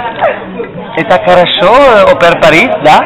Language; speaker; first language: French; non-native, learner; Russian